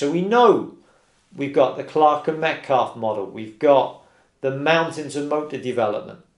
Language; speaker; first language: English; native; English